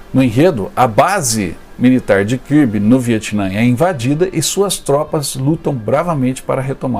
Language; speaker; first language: Portuguese; native; Portuguese